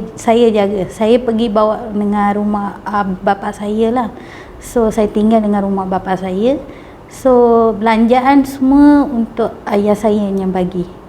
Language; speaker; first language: Malay; non-native, local second language; Tamil